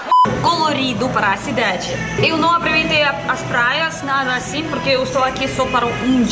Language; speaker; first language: Portuguese; non-native, learner; Russian